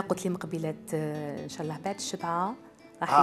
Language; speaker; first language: Arabic; native; Arabic